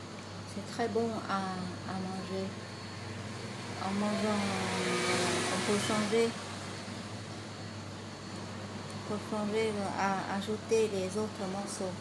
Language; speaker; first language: French; non-native, fluent; Vietnamese